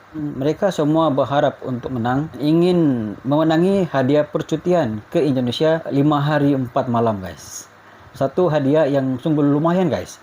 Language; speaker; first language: Malay; native; Malay